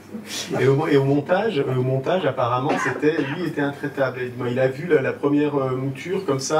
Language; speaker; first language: French; native; French